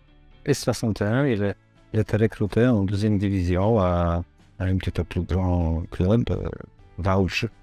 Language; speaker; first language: French; non-native, learner; Polish